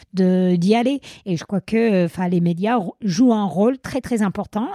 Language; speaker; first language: French; non-native, fluent; English